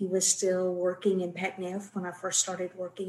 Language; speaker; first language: English; native; English